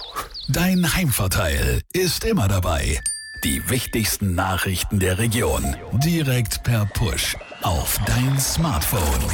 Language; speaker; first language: German; native; German